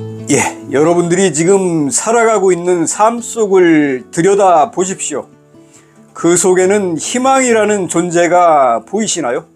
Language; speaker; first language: Korean; native; Korean